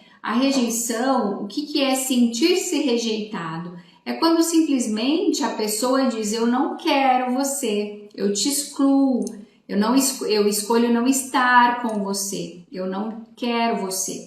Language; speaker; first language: Portuguese; native; Portuguese